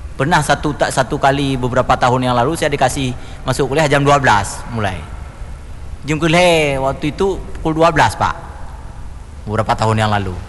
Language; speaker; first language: Indonesian; non-native, local second language; Achinese